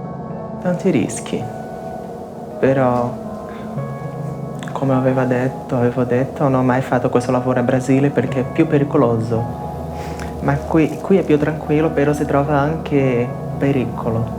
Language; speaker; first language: Italian; non-native, fluent; Portuguese